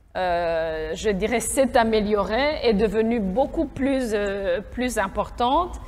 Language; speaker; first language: French; non-native, local second language; Kinyarwanda